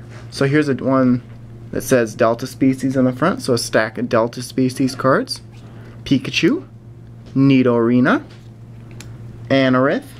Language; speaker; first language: English; native; English